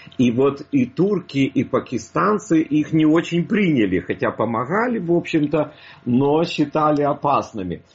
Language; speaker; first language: Russian; native; Russian